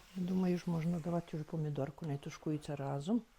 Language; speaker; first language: Ukrainian; native; Ukrainian